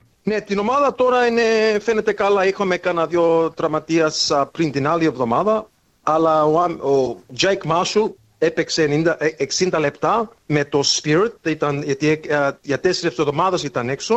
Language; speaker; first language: Greek; early bilingual, heritage; English